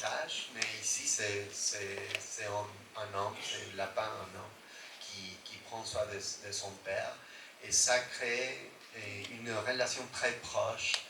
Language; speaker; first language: French; non-native, fluent; Spanish